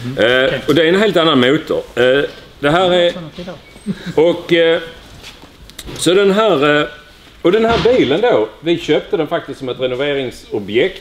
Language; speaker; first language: Swedish; native; Swedish